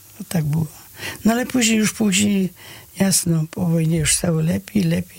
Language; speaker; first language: Polish; early bilingual, heritage; Polish